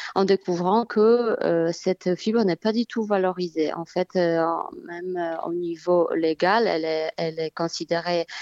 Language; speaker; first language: French; non-native, fluent; Polish